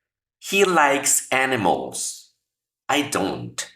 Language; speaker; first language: English; non-native, fluent; Spanish